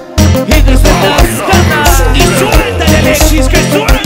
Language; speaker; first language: Spanish; native; Spanish